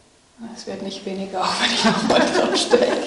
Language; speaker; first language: German; native; German